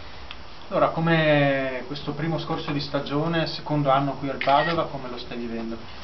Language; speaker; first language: Italian; native; Italian